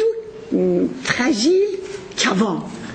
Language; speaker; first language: French; non-native, fluent; Persian